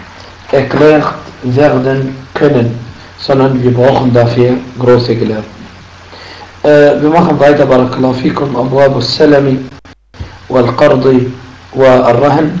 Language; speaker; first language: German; non-native, fluent; Arabic